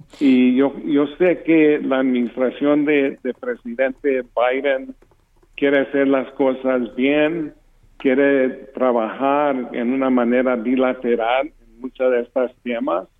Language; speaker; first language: Spanish; early bilingual, heritage; English